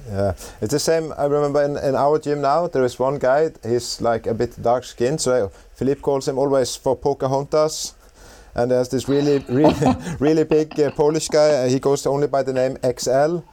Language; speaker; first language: English; non-native, fluent; Norwegian